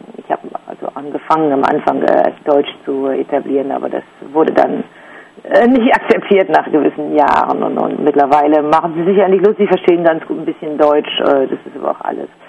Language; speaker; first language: German; native; German